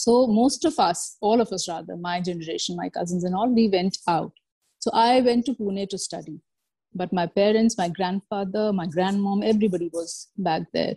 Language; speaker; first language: English; non-native, local second language; Kashmiri